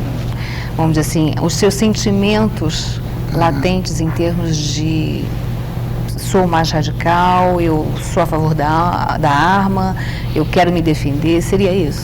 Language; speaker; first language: Portuguese; native; Portuguese